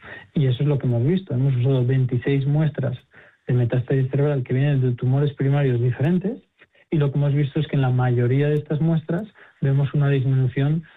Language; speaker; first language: Spanish; native; Spanish